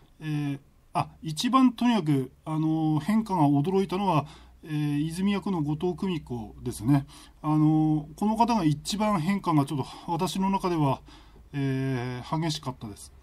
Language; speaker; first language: Japanese; native; Japanese